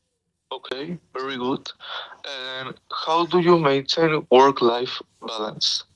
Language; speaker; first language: English; non-native, learner; Spanish